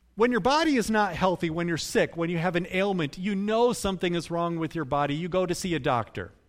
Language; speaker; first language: English; native; English